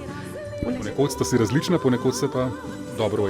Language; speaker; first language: Slovenian; native; Slovenian